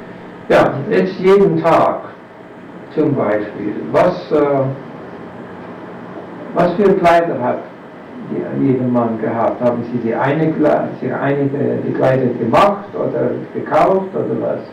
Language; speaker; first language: German; non-native, fluent; English